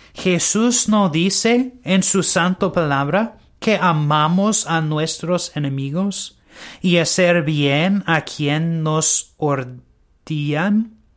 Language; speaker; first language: Spanish; non-native, learner; English